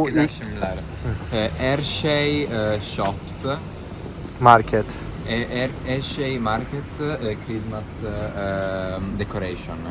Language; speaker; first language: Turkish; non-native, learner; Italian